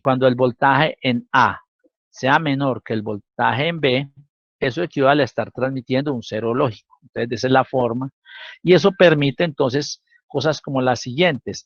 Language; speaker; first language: Spanish; native; Spanish